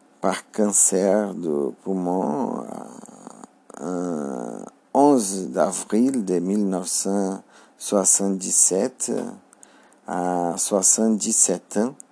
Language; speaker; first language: French; non-native, learner; Portuguese